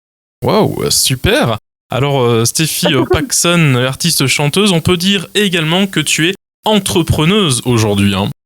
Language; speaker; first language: French; native; French